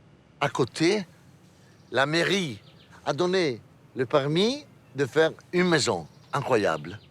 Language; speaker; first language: French; non-native, fluent; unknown